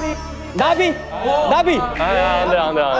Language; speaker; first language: Korean; native; Korean